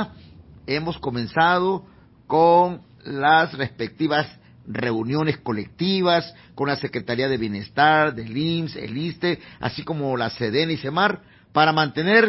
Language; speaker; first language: Spanish; native; Spanish